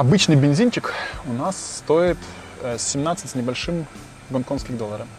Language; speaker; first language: Russian; native; Russian